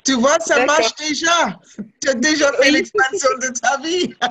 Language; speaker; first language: French; non-native, fluent; English